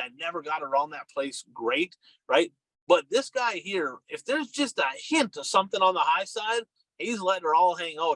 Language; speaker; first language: English; native; English